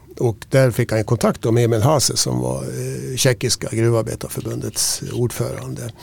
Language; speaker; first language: Swedish; native; Swedish